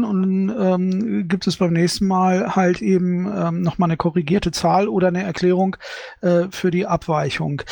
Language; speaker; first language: German; native; German